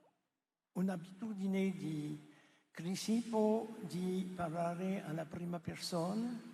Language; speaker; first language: Italian; non-native, fluent; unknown